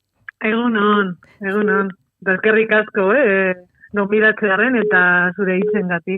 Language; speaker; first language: Basque; non-native, local second language; Spanish